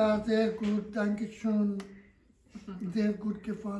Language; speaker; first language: German; non-native, learner; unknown